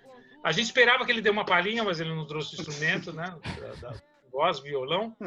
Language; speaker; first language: Portuguese; native; Portuguese